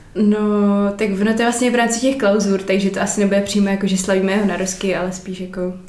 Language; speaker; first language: Czech; native; Czech